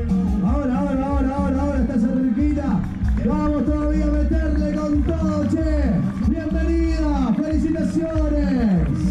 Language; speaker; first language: Spanish; native; Spanish